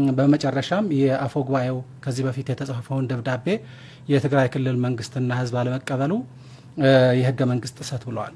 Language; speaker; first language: Amharic; non-native, local second language; Tigrinya